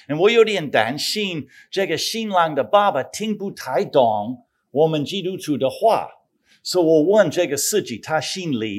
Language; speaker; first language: Chinese; non-native, fluent; English